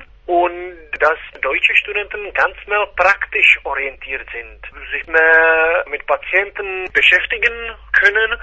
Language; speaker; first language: German; non-native, fluent; Czech